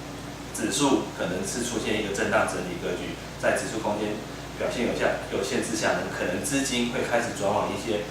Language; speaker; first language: Chinese; native; Chinese